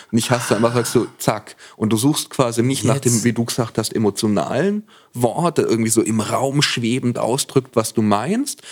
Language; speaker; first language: German; native; German